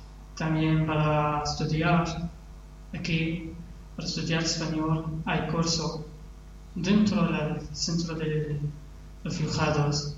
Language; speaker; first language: Spanish; non-native, learner; Arabic